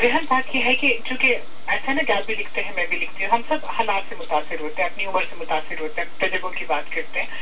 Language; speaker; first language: Urdu; native; Urdu